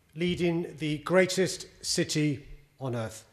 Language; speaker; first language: English; native; English